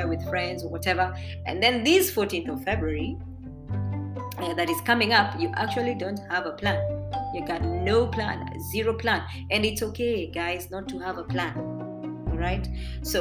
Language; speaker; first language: English; non-native, local second language; Embu